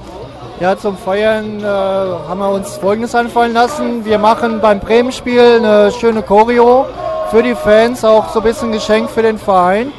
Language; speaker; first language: German; native; German